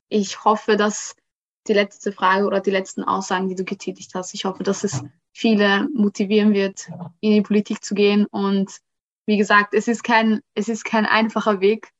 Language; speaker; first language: German; early bilingual, other home language; Somali